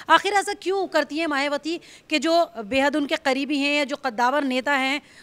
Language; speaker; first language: Hindi; native; Hindi